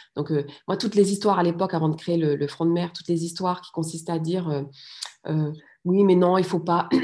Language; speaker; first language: French; early bilingual, other home language; Riffian